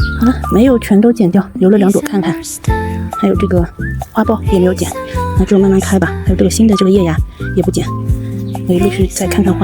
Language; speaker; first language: Chinese; native; Chinese